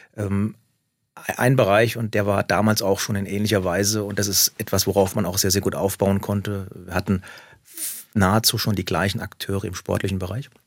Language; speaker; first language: German; native; German